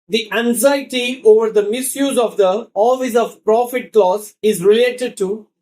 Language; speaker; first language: English; non-native, local second language; Tamil